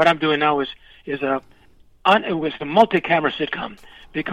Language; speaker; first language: English; early bilingual, other home language; Spanish